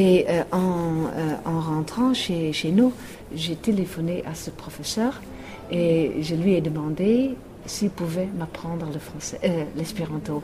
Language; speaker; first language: French; non-native, fluent; Western Frisian